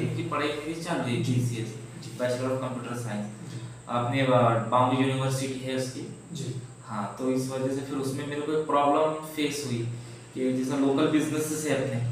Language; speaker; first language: Hindi; non-native, local second language; Urdu